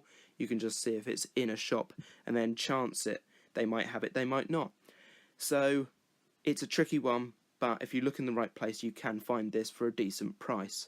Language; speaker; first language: English; native; English